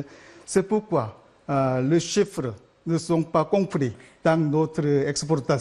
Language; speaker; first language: French; non-native, learner; Korean